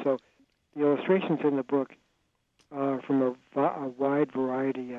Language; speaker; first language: English; native; English